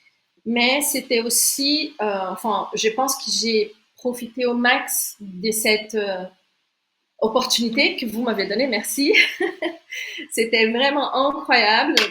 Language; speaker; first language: French; non-native, fluent; Portuguese